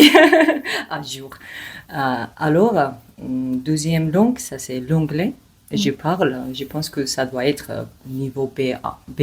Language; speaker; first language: French; non-native, learner; Georgian